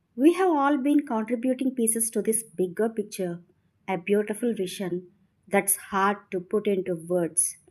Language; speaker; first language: English; non-native, local second language; Telugu